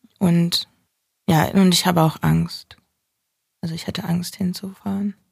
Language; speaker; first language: German; non-native, fluent; Ukrainian